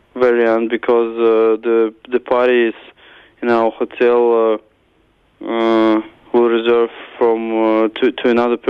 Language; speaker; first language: English; non-native, learner; Russian